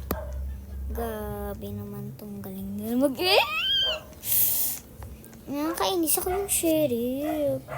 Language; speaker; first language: Filipino; early bilingual, heritage; Filipino